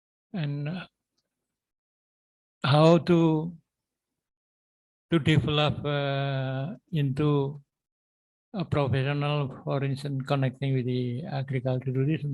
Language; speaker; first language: English; non-native, learner; Indonesian